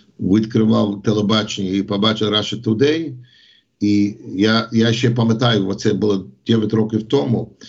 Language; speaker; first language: Ukrainian; non-native, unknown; English